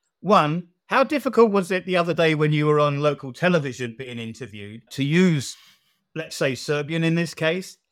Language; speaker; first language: English; native; English